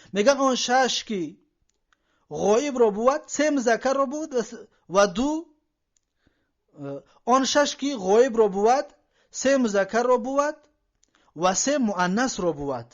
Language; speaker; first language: Persian; native; Persian